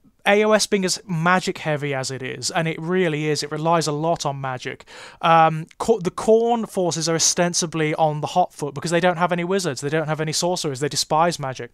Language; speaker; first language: English; native; English